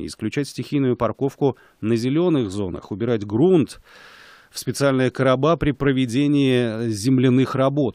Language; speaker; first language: Russian; native; Russian